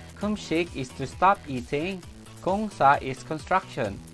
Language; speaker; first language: English; non-native, local second language; Filipino